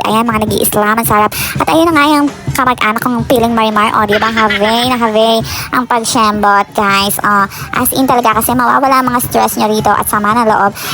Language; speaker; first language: Filipino; native; Filipino